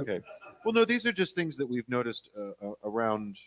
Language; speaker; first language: English; native; English